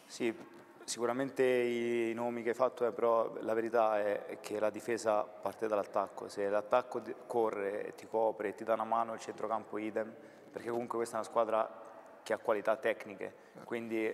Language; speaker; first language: Italian; native; Italian